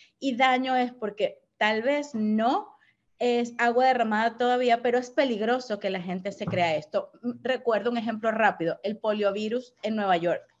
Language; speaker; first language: Spanish; native; Spanish